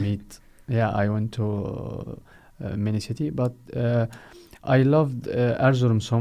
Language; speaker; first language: English; non-native, fluent; Arabic